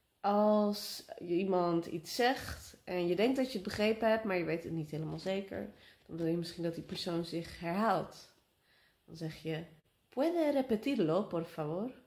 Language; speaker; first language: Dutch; native; Dutch